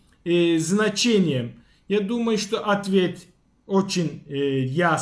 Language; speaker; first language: Russian; non-native, fluent; Turkish